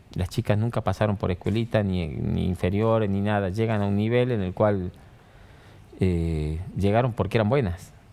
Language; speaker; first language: Spanish; native; Spanish